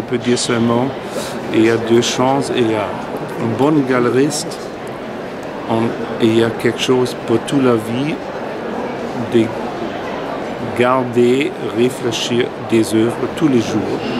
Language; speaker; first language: French; non-native, fluent; German